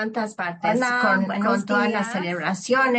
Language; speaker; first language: Spanish; early bilingual, heritage; Spanish